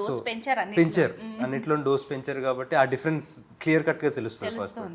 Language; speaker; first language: Telugu; native; Telugu